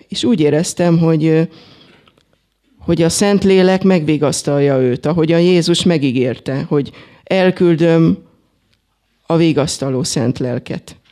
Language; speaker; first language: Hungarian; native; Hungarian